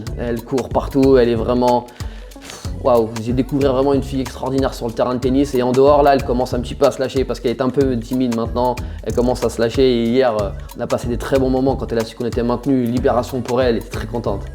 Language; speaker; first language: French; native; French